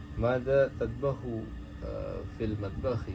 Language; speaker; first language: Arabic; non-native, learner; Indonesian